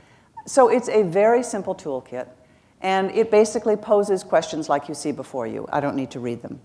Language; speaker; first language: English; native; English